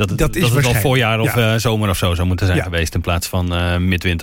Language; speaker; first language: Dutch; native; Dutch